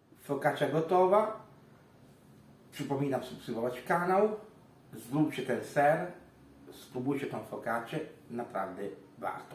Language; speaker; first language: Polish; non-native, fluent; Italian